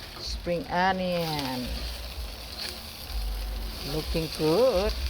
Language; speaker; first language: English; non-native, learner; Thai